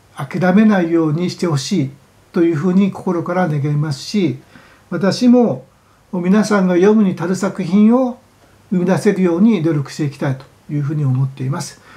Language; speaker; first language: Japanese; native; Japanese